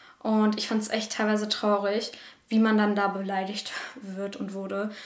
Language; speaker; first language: German; native; German